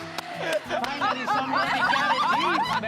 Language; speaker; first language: English; non-native, learner; Spanish